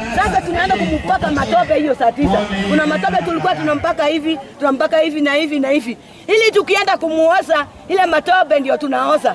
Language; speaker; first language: Swahili; non-native, local second language; Gusii